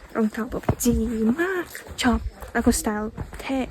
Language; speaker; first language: Thai; non-native, learner; English